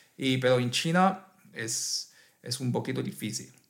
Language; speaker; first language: Spanish; non-native, learner; Chinese